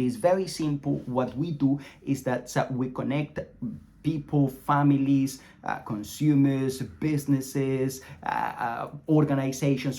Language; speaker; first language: English; non-native, fluent; Spanish